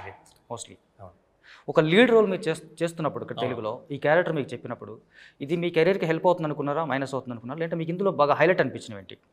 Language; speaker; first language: Telugu; native; Telugu